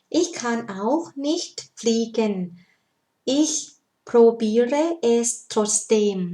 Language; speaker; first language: German; non-native, learner; Thai